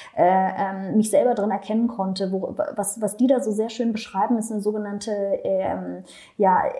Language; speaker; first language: German; native; German